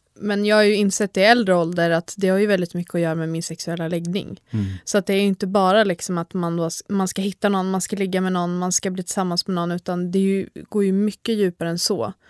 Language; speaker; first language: Swedish; native; Swedish